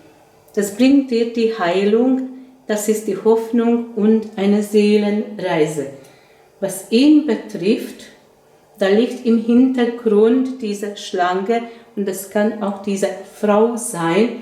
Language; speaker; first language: German; non-native, fluent; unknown